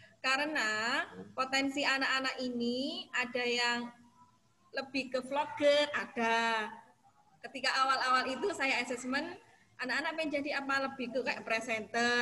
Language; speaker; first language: Indonesian; native; Indonesian